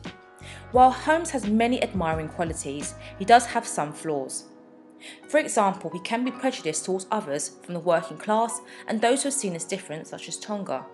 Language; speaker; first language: English; native; English